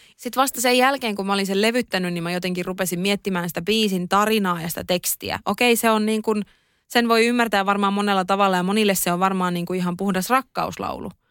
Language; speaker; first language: Finnish; native; Finnish